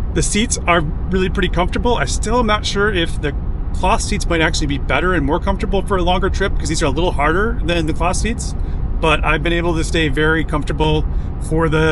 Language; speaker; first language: English; native; English